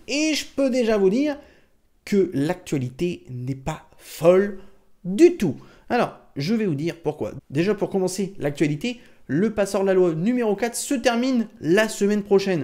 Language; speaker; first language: French; native; French